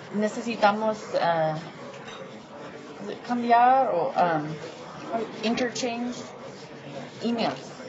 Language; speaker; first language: Spanish; non-native, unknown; English